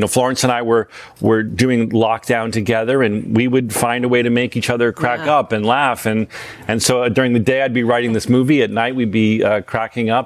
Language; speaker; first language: English; native; English